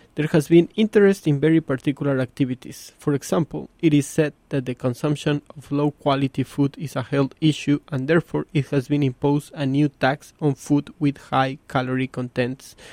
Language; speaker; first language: English; non-native, fluent; Spanish